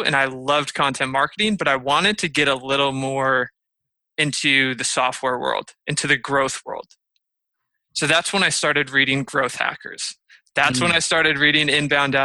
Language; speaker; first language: English; native; English